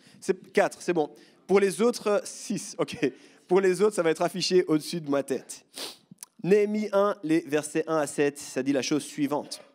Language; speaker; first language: French; native; French